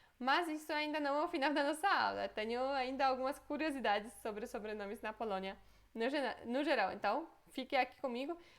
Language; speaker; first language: Portuguese; non-native, fluent; Polish